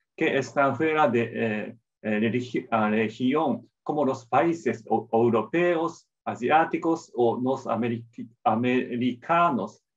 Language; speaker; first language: Spanish; non-native, fluent; Japanese